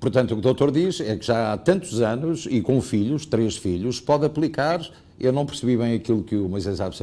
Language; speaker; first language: Portuguese; native; Portuguese